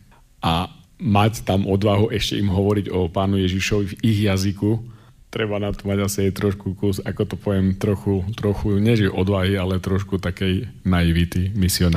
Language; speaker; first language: Slovak; native; Slovak